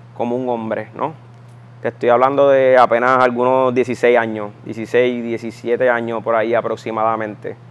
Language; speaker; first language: Spanish; native; Spanish